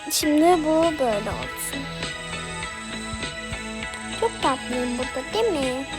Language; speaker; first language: Turkish; native; Turkish